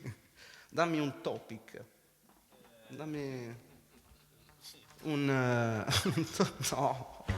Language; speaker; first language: Italian; native; Italian